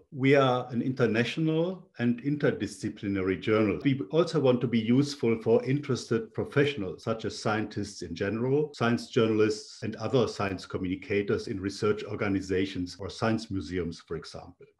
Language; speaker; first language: English; non-native, fluent; German